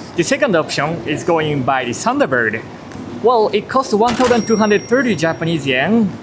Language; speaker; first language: English; non-native, fluent; Japanese